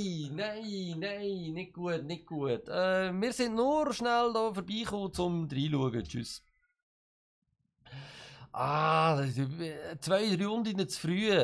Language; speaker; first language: German; native; German